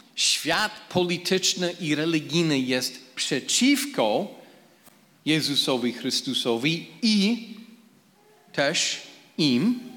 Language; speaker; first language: Polish; non-native, fluent; English